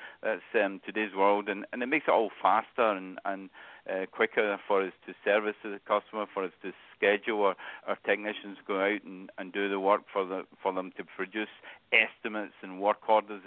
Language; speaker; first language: English; native; English